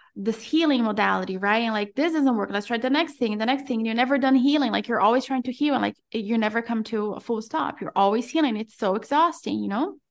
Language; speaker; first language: English; non-native, fluent; Portuguese